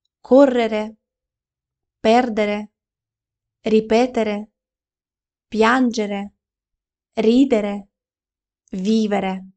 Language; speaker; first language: Italian; non-native, fluent; Ukrainian